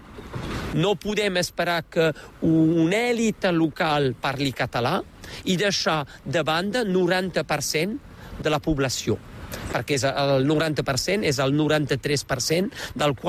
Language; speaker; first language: Catalan; native; Catalan